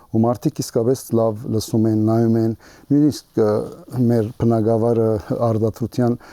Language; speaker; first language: Armenian; early bilingual, heritage; Armenian